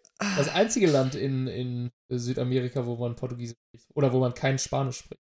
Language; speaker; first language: German; native; German